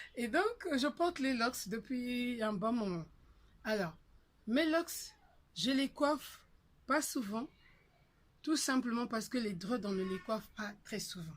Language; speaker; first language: French; non-native, local second language; Lingala